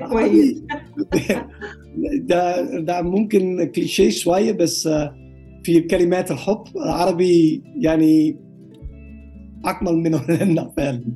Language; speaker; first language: Arabic; non-native, learner; Dutch